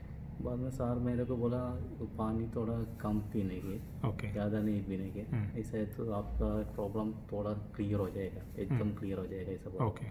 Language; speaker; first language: Hindi; non-native, local second language; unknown